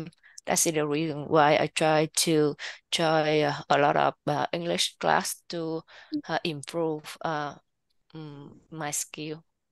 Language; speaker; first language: English; non-native, learner; Vietnamese